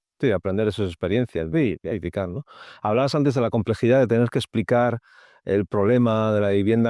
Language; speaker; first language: Spanish; native; Spanish